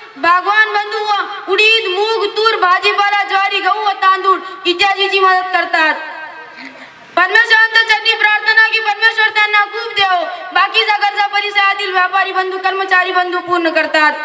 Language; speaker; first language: Marathi; non-native, local second language; Urdu